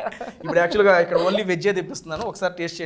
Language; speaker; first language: Telugu; native; Telugu